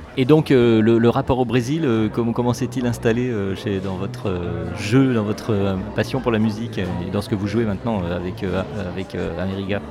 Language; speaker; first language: French; native; French